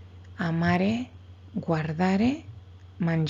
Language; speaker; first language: Italian; non-native, fluent; Spanish